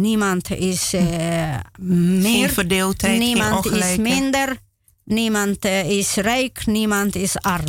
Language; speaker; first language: Dutch; non-native, learner; Spanish